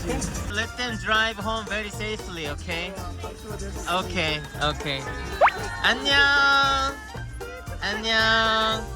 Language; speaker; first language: English; non-native, learner; Korean